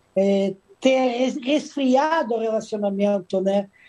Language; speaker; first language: Portuguese; non-native, fluent; Serbian